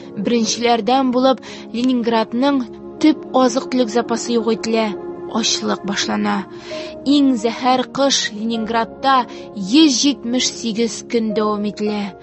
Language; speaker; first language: Tatar; native; Tatar